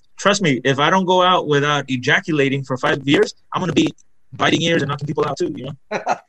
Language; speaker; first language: English; early bilingual, other home language; Spanish